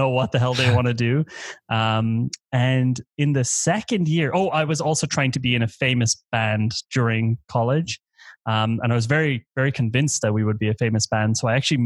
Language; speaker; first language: English; native; English